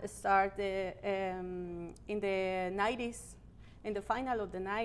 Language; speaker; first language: English; non-native, learner; Spanish